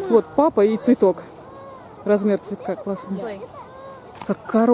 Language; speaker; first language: Russian; native; Russian